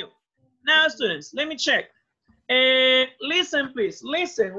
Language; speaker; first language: English; non-native, learner; Spanish